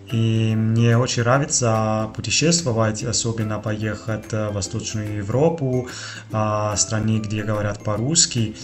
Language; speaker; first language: Russian; non-native, fluent; Italian